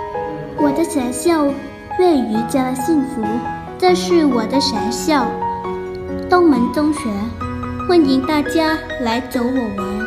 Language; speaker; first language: Chinese; non-native, fluent; Thai